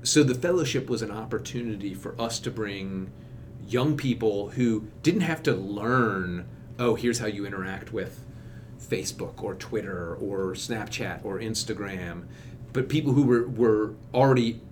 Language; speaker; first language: English; native; English